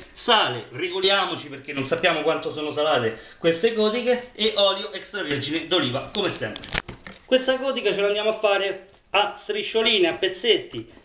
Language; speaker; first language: Italian; native; Italian